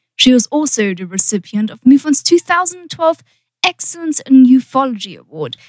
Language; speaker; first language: English; native; English